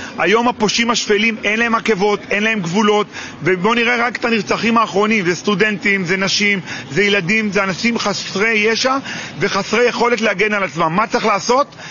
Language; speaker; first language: Hebrew; native; Hebrew